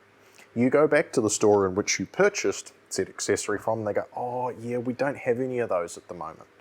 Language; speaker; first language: English; native; English